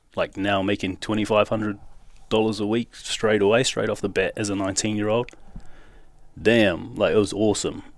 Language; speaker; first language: English; native; English